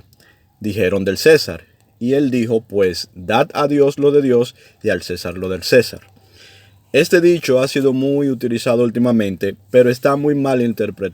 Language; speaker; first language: Spanish; native; Spanish